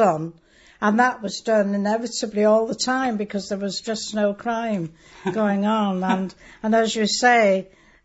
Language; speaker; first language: English; non-native, local second language; Welsh